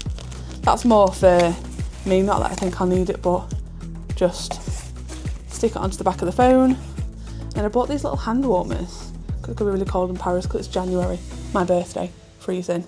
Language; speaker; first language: English; native; English